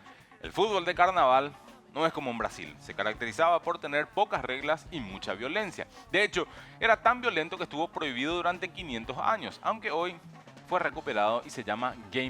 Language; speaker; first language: Spanish; native; Spanish